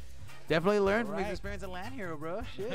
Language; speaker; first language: English; native; English